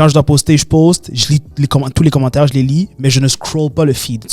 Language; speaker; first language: French; native; French